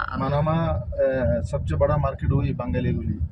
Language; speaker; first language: Hindi; non-native, learner; Bangla